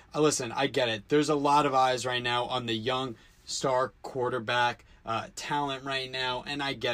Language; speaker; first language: English; native; English